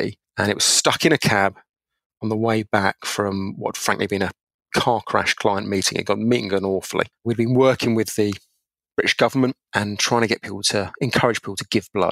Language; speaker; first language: English; native; English